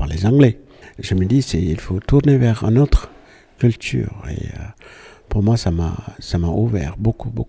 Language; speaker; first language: French; non-native, fluent; Malayalam